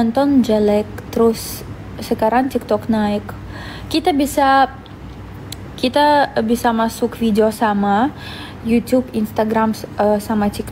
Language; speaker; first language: Indonesian; non-native, fluent; Russian